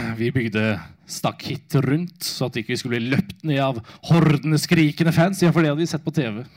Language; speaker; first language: Norwegian; native; Norwegian